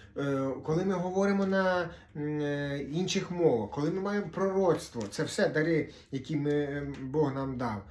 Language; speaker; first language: Ukrainian; non-native, local second language; Russian